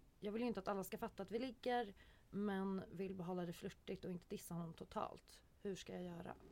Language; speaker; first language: Swedish; native; Swedish